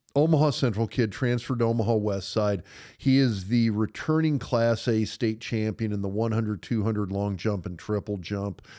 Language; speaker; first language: English; native; English